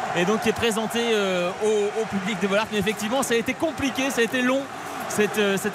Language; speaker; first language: French; native; French